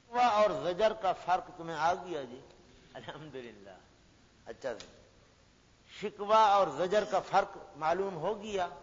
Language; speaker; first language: Urdu; non-native, local second language; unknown